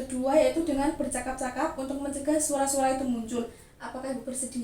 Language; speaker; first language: Indonesian; native; Indonesian